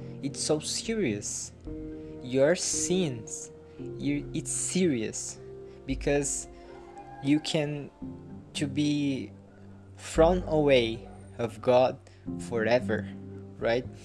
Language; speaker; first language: English; non-native, learner; Portuguese